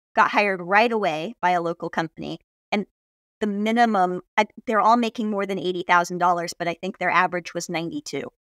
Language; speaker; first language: English; native; English